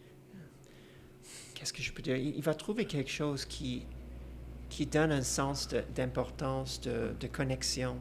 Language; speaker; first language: French; non-native, fluent; Persian